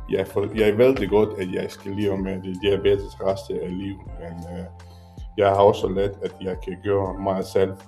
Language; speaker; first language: Danish; non-native, learner; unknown